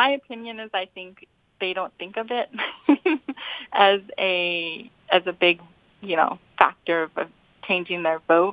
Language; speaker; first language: English; native; English